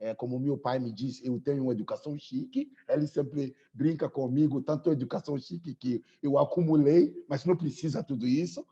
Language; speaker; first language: Portuguese; non-native, fluent; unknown